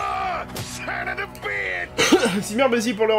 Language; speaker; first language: French; native; French